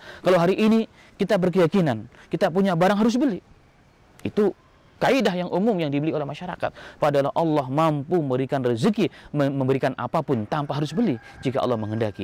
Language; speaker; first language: Indonesian; native; Indonesian